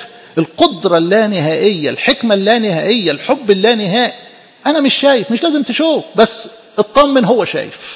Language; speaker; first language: Arabic; native; Arabic